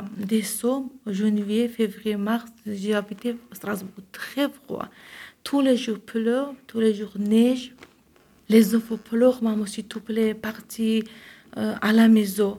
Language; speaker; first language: French; non-native, learner; Georgian